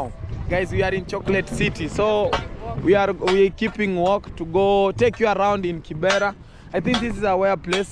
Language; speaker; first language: English; non-native, learner; Swahili